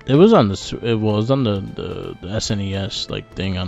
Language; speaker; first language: English; native; English